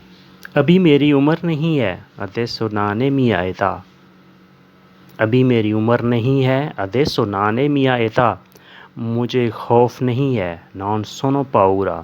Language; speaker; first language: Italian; non-native, learner; Urdu